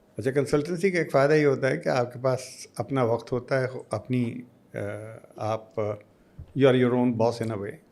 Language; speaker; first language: Urdu; native; Urdu